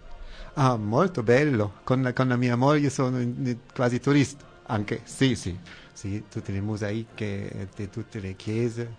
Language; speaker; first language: Italian; non-native, learner; German